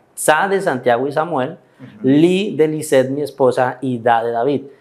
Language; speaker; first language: Spanish; native; Spanish